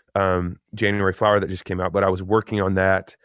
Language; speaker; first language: English; native; English